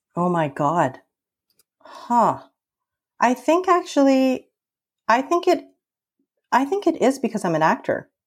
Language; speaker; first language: English; early bilingual, other home language; Filipino